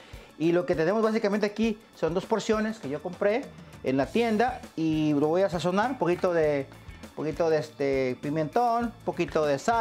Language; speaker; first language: Spanish; native; Spanish